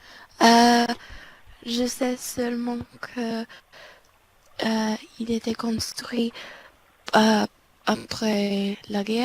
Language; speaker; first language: French; non-native, learner; English